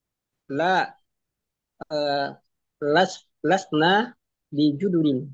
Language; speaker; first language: Arabic; non-native, learner; Indonesian